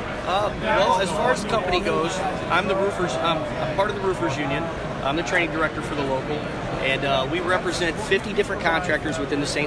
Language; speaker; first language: English; native; English